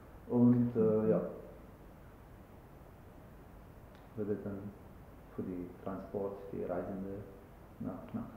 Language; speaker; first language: German; non-native, learner; Arabic